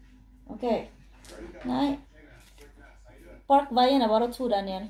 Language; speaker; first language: Norwegian; non-native, learner; Cebuano